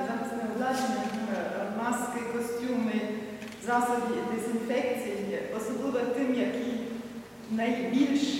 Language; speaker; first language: Ukrainian; non-native, learner; German